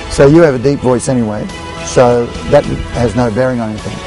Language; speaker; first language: English; native; English